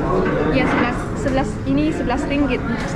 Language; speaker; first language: Indonesian; non-native, fluent; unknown